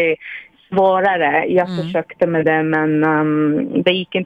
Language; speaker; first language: Swedish; non-native, fluent; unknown